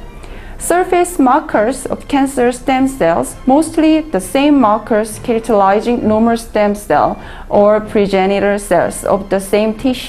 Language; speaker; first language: English; non-native, learner; Korean